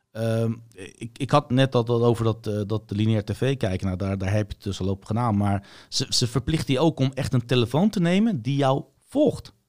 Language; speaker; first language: Dutch; early bilingual, other home language; Bosnian